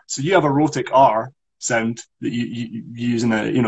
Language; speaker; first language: English; non-native, local second language; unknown